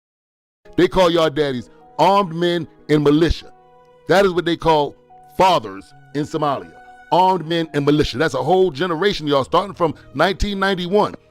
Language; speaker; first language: English; native; English